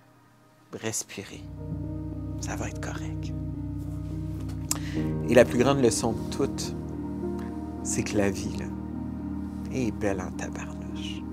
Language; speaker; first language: French; native; French